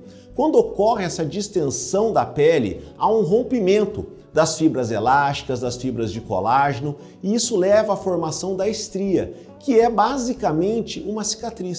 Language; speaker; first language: Portuguese; native; Portuguese